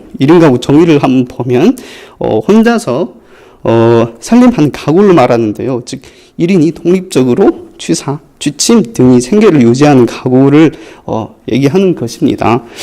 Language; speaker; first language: Korean; non-native, fluent; Chinese